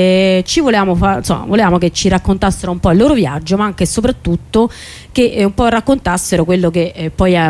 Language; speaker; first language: Italian; native; Italian